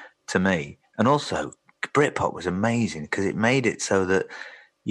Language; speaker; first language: English; native; English